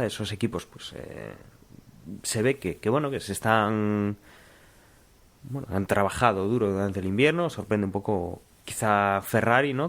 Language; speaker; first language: Spanish; native; Spanish